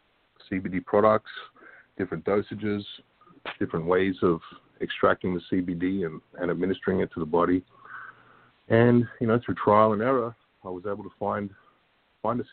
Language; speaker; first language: English; native; English